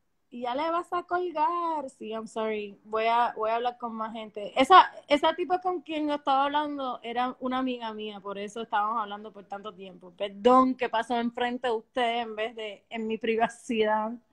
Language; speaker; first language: Spanish; early bilingual, heritage; Spanish